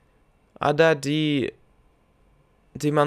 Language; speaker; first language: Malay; non-native, learner; Russian